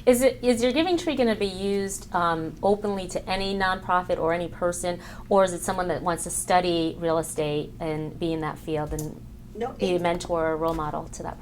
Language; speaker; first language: English; native; English